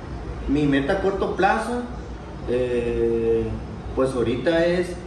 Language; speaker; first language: Spanish; native; Spanish